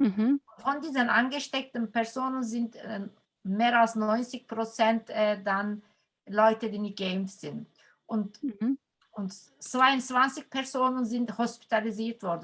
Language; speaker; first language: German; non-native, fluent; Turkish